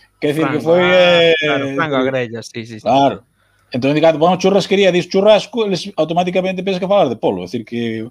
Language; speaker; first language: Galician; native; Galician